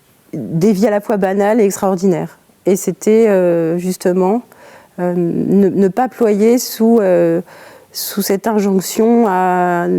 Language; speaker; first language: French; native; French